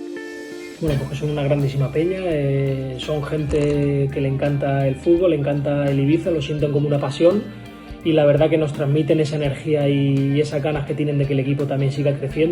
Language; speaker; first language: Spanish; native; Spanish